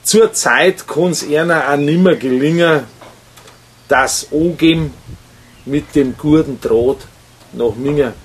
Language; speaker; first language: German; native; German